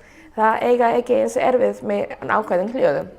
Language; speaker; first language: Icelandic; non-native, fluent; Spanish